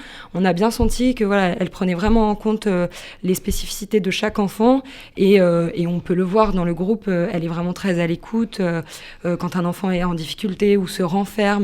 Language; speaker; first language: French; native; French